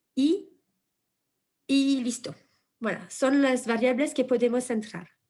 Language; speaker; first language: Spanish; non-native, fluent; French